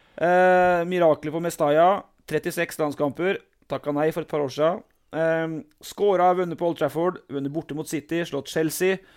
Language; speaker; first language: Norwegian; native; Norwegian